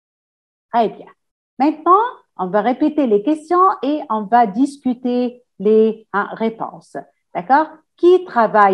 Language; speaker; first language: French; non-native, fluent; Arabic